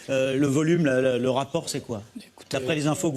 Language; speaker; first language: French; native; French